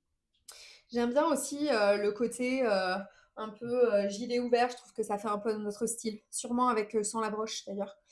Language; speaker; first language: French; native; French